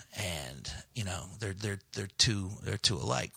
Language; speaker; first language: English; native; English